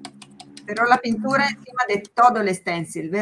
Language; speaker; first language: Spanish; non-native, fluent; Italian